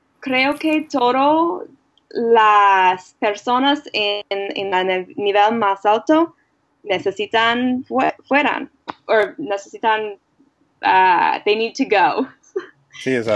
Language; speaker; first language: Spanish; non-native, learner; English